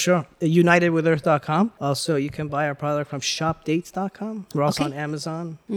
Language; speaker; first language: English; early bilingual, other home language; Persian